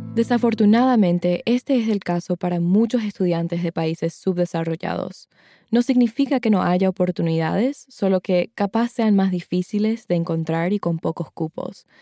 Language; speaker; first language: Spanish; native; Spanish